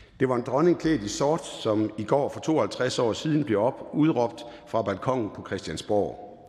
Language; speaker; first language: Danish; native; Danish